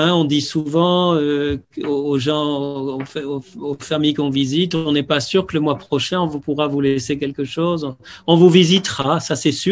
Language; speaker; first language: French; native; French